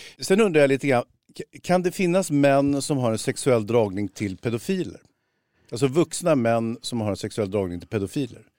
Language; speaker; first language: Swedish; native; Swedish